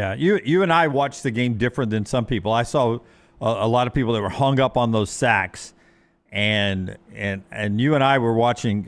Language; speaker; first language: English; native; English